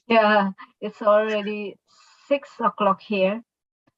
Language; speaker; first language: English; non-native, local second language; Indonesian